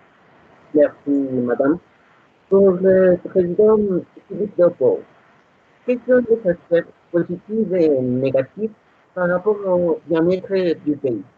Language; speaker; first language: French; non-native, learner; Spanish